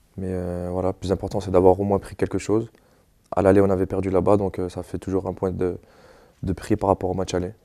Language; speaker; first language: French; native; French